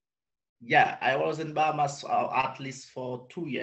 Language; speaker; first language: English; non-native, learner; Haitian Creole